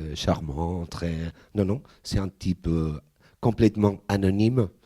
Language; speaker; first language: French; non-native, fluent; Spanish